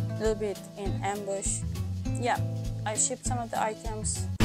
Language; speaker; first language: English; non-native, fluent; Turkish